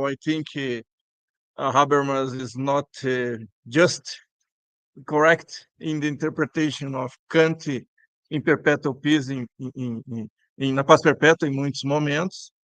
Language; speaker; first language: English; non-native, learner; Portuguese